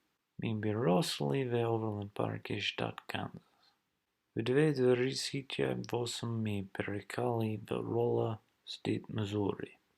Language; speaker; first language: Russian; non-native, learner; English